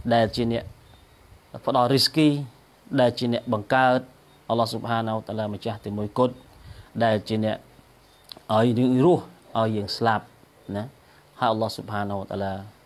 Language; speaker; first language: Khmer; non-native, local second language; Eastern Cham